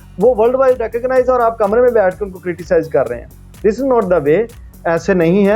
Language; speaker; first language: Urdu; non-native, local second language; Punjabi